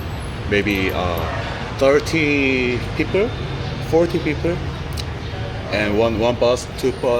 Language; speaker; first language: English; non-native, learner; Korean